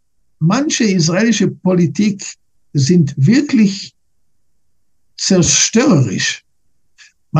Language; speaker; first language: German; non-native, fluent; English